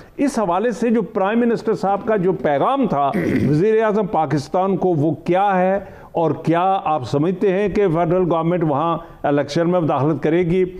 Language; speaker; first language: Urdu; non-native, local second language; Punjabi